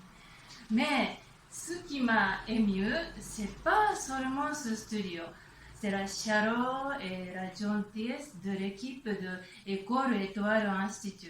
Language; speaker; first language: French; non-native, learner; Japanese